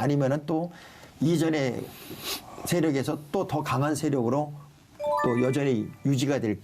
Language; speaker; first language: Korean; native; Korean